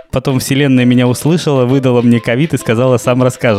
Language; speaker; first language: Russian; native; Russian